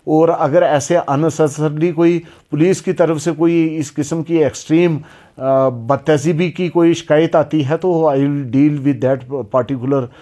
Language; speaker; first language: Hindi; non-native, local second language; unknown